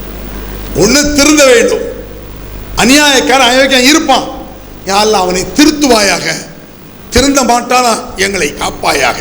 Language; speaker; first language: Tamil; native; Tamil